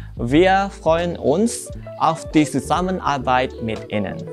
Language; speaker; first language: German; non-native, fluent; Indonesian